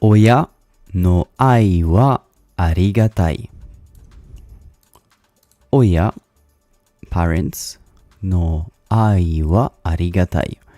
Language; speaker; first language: Japanese; non-native, learner; English